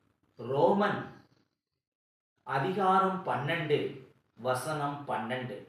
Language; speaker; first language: Tamil; native; Tamil